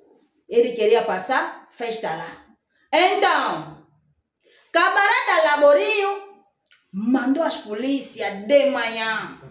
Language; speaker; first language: Portuguese; non-native, fluent; Lingala